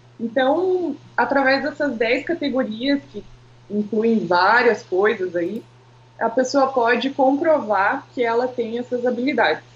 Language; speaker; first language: Portuguese; native; Portuguese